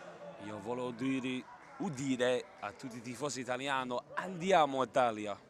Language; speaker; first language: Italian; non-native, learner; English